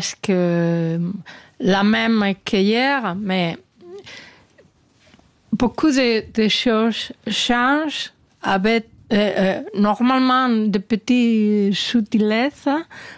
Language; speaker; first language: French; non-native, fluent; Spanish